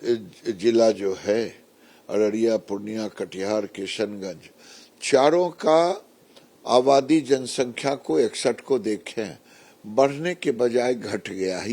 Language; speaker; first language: Hindi; native; Hindi